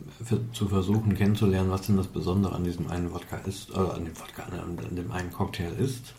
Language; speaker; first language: German; native; German